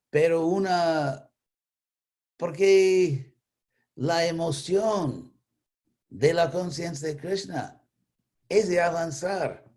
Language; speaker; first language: Spanish; non-native, fluent; English